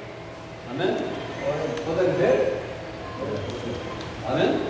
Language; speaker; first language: Spanish; non-native, learner; Korean